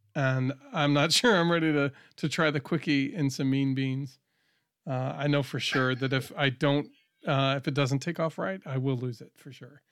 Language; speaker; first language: English; native; English